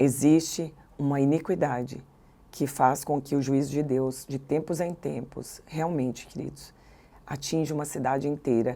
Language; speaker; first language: Portuguese; native; Portuguese